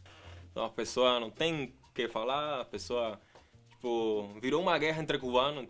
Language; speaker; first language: Portuguese; non-native, fluent; Spanish